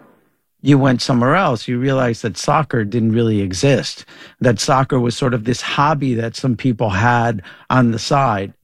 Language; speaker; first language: English; early bilingual, other home language; Spanish